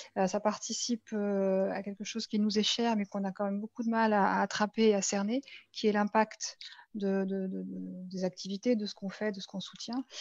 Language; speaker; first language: French; native; French